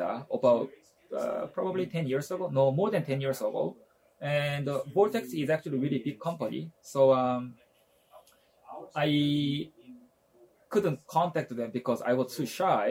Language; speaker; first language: English; non-native, fluent; Japanese